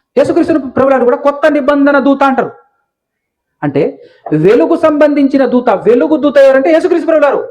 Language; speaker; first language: Telugu; non-native, local second language; Lambadi